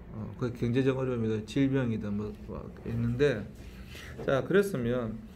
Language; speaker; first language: Korean; native; Korean